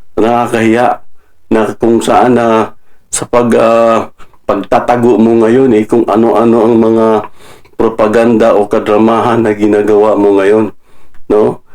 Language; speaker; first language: Filipino; non-native, local second language; Cebuano